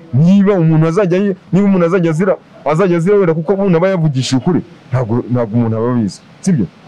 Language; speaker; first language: Kinyarwanda; native; Kinyarwanda